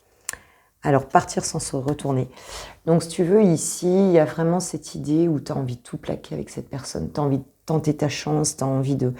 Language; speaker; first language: French; native; French